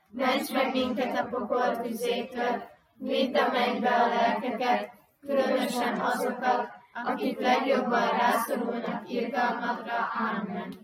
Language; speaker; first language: Hungarian; native; Hungarian